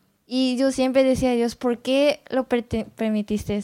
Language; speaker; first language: Spanish; non-native, learner; Japanese